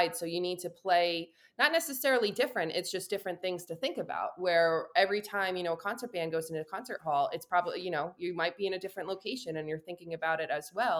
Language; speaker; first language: English; native; English